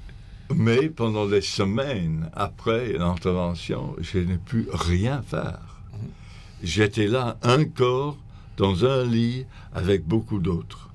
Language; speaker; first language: French; non-native, fluent; English